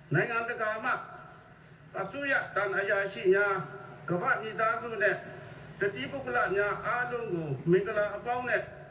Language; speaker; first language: Burmese; non-native, local second language; Hakha Chin